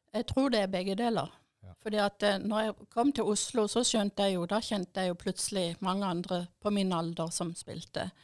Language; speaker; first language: Norwegian; early bilingual, other home language; German